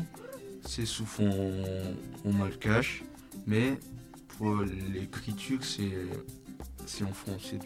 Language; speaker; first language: French; non-native, local second language; Malagasy